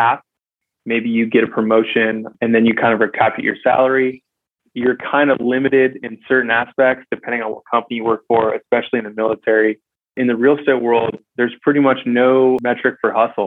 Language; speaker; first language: English; native; English